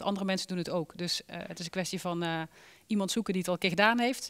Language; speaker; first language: Dutch; native; Dutch